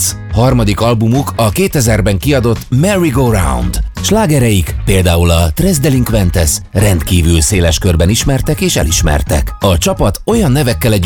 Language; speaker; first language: Hungarian; native; Hungarian